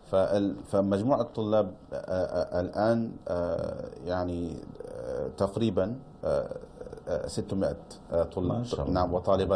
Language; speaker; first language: Arabic; non-native, fluent; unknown